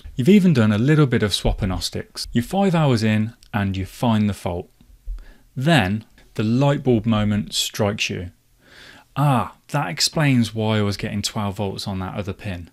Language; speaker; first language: English; native; English